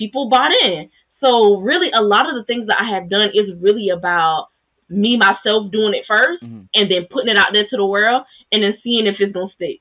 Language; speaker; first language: English; native; English